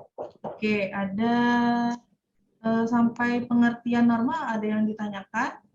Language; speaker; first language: Indonesian; native; Indonesian